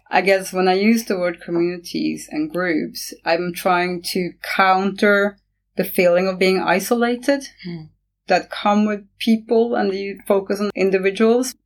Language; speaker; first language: English; non-native, fluent; Norwegian